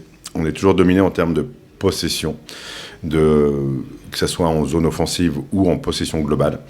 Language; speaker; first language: French; native; French